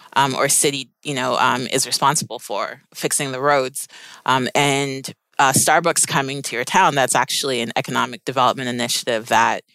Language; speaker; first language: English; native; English